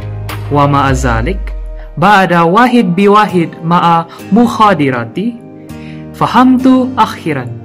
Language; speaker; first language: Arabic; non-native, learner; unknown